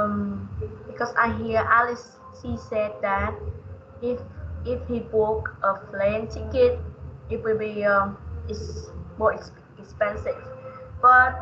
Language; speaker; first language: English; non-native, learner; Vietnamese